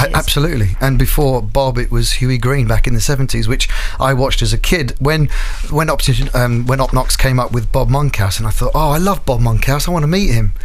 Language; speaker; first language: English; native; English